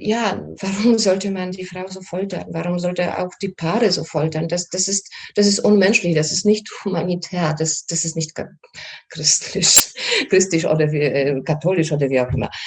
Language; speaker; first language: German; non-native, fluent; Polish